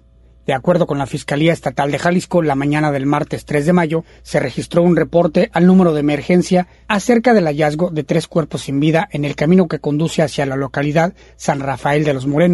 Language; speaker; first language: Spanish; native; Spanish